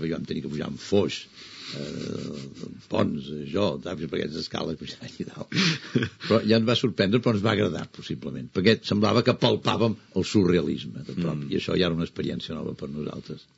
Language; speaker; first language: Catalan; native; Catalan